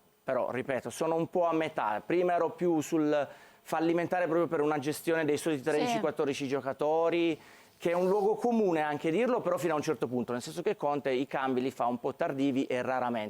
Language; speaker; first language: Italian; native; Italian